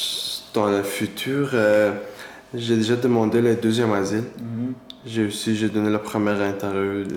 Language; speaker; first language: French; non-native, learner; Persian